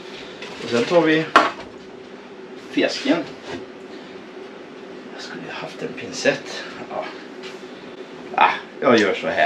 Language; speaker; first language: Swedish; native; Swedish